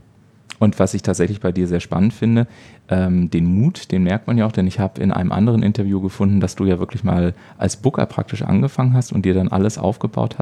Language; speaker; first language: German; native; German